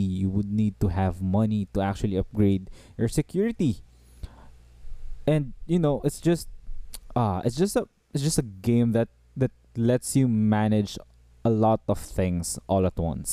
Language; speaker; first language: English; non-native, local second language; Filipino